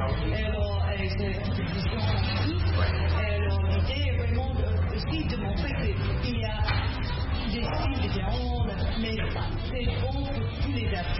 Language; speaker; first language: French; non-native, fluent; English